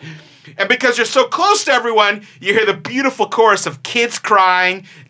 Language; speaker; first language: English; native; English